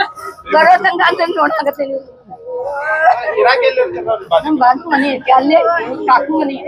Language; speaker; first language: Kannada; native; Kannada